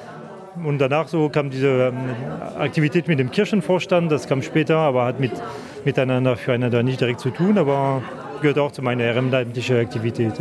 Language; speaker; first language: German; non-native, fluent; French